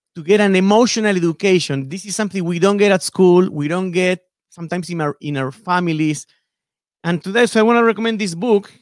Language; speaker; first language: English; non-native, fluent; Spanish